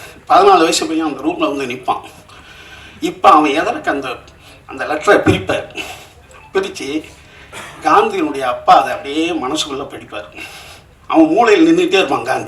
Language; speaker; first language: Tamil; native; Tamil